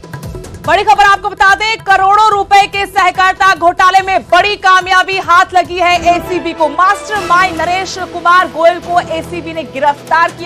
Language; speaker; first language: Hindi; native; Hindi